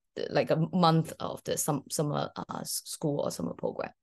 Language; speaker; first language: English; early bilingual, other home language; Cantonese